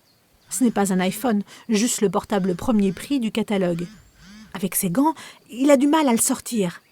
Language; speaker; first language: French; native; French